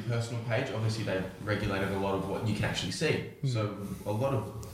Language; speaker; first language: English; native; English